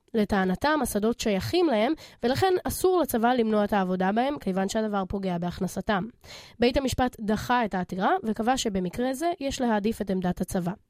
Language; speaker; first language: Hebrew; native; Hebrew